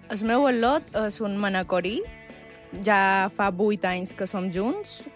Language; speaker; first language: Catalan; early bilingual, other home language; Spanish